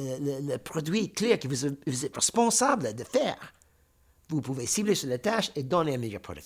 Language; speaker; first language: French; non-native, fluent; English